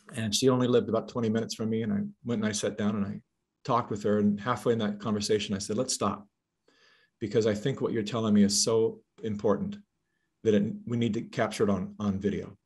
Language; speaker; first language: English; native; English